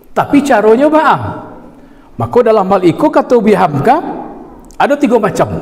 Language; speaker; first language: Malay; non-native, local second language; Minangkabau